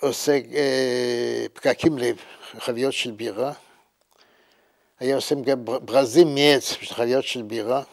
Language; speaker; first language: Hebrew; non-native, fluent; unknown